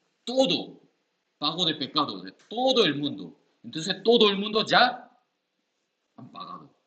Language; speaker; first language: Spanish; non-native, learner; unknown